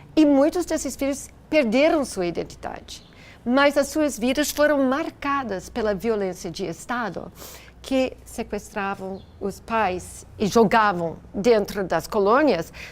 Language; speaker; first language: Portuguese; non-native, fluent; English